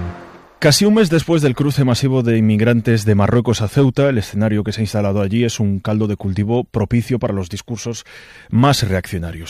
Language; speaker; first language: Spanish; native; Spanish